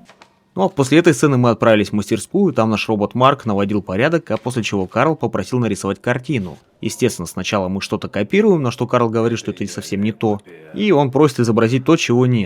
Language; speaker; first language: Russian; native; Russian